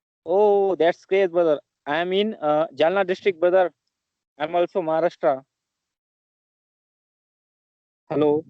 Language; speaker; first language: English; non-native, learner; Marathi